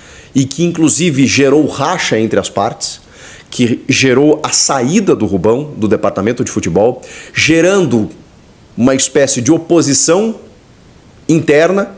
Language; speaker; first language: Portuguese; native; Portuguese